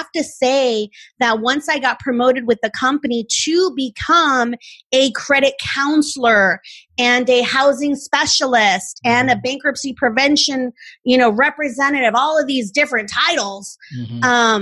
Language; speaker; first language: English; native; English